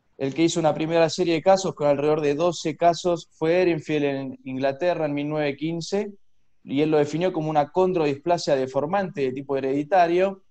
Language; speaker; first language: Spanish; native; Spanish